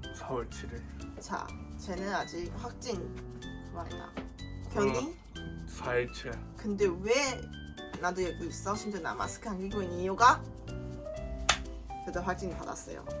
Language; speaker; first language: Korean; non-native, fluent; Chinese